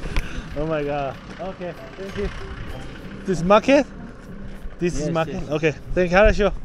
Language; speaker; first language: English; non-native, learner; Korean